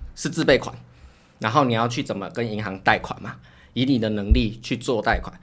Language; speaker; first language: Chinese; native; Chinese